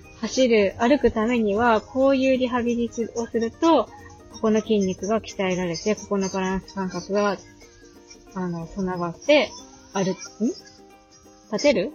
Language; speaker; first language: Japanese; native; Japanese